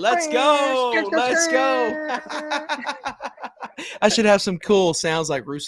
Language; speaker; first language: English; native; English